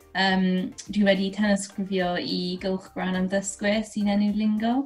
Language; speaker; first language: Welsh; non-native, fluent; English